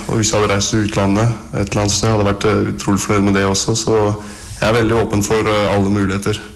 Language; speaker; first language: Norwegian; early bilingual, other home language; Russian